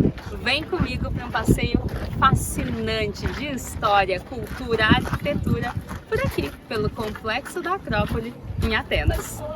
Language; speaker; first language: Portuguese; native; Portuguese